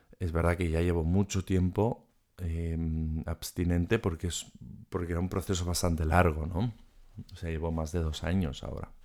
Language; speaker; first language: Spanish; non-native, fluent; German